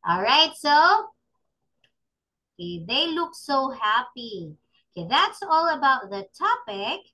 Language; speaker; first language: English; non-native, fluent; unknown